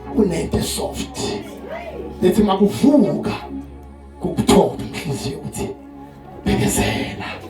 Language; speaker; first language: Zulu; non-native, local second language; Swati